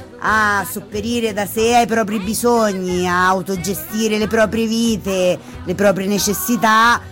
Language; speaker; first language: Italian; native; Italian